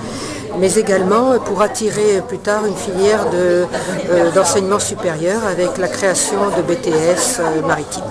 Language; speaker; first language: French; native; French